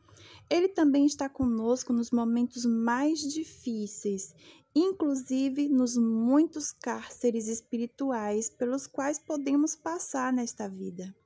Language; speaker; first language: Portuguese; native; Portuguese